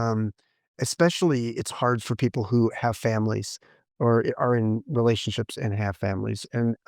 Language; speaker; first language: English; native; English